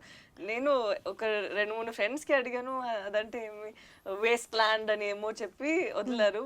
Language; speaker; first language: Telugu; non-native, learner; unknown